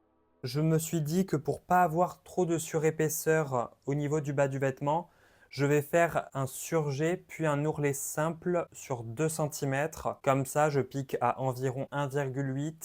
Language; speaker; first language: French; native; French